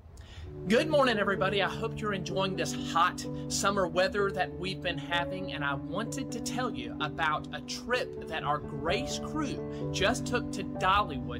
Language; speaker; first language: English; native; English